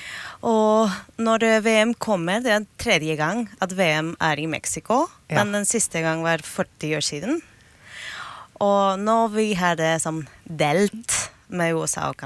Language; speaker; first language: Norwegian; non-native, learner; Spanish